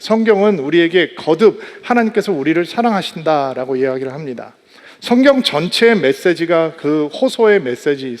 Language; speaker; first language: Korean; native; Korean